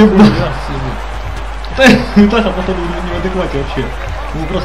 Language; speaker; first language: Russian; native; Russian